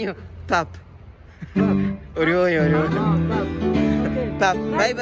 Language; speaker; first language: Korean; non-native, learner; French